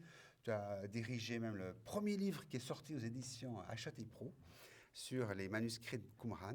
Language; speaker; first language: French; native; French